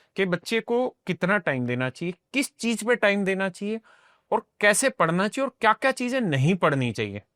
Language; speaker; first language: Hindi; non-native, local second language; Punjabi